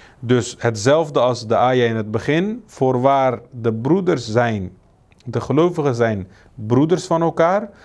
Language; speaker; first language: Dutch; early bilingual, other home language; Turkish